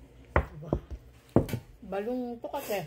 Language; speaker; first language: Korean; non-native, fluent; Filipino